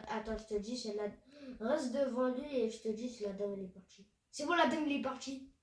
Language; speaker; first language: French; native; French